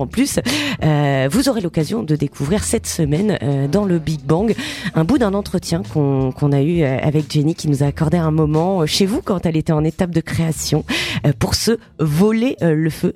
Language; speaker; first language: French; native; French